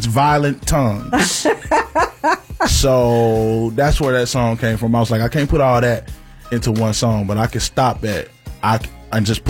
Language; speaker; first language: English; native; English